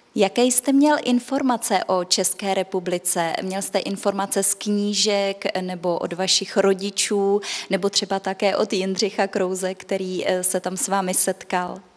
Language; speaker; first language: Czech; native; Czech